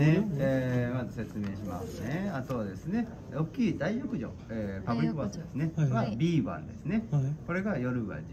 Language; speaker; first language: Japanese; native; Japanese